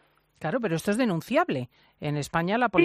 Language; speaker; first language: Spanish; native; Spanish